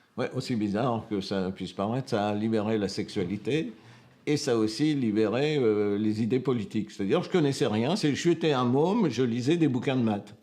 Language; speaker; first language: French; early bilingual, other home language; Romanian